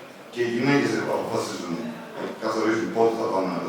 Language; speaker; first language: Greek; native; Greek